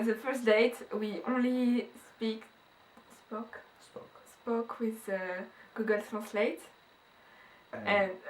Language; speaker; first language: English; non-native, learner; French